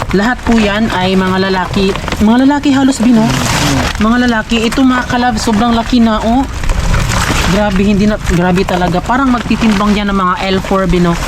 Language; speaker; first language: Filipino; non-native, local second language; Cebuano